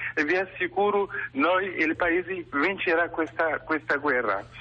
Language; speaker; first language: Italian; non-native, fluent; Arabic